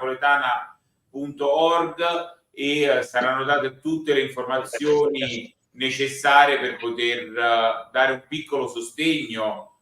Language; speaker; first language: Italian; native; Italian